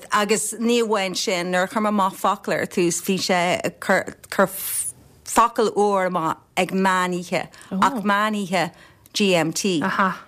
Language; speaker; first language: Irish; non-native, local second language; English